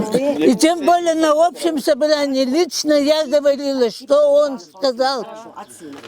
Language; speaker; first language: Russian; native; Russian